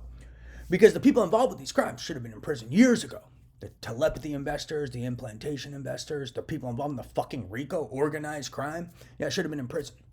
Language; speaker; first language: English; native; English